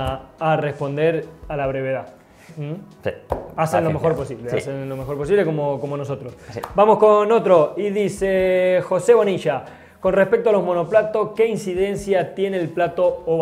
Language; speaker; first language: Spanish; native; Spanish